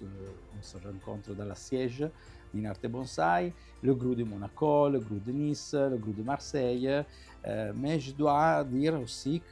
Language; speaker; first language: French; non-native, fluent; Italian